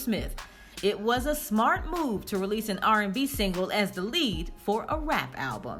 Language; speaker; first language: English; native; English